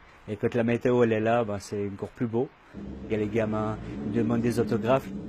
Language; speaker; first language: French; native; French